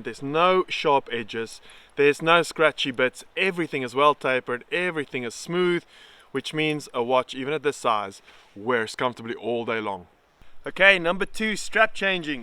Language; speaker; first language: English; native; English